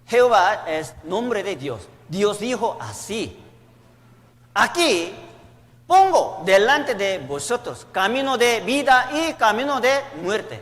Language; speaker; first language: Spanish; non-native, learner; Korean